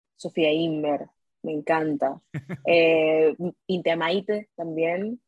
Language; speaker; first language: Spanish; native; Spanish